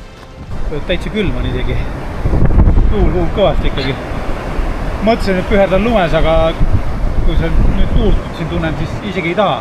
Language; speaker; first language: Estonian; native; Estonian